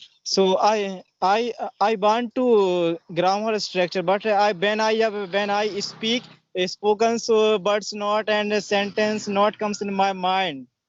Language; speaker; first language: English; non-native, learner; Hindi